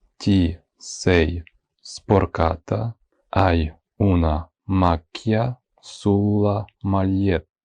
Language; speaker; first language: Italian; non-native, fluent; Ukrainian